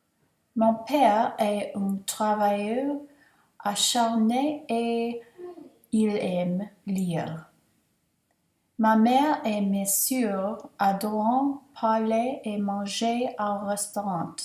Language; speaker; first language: French; non-native, learner; English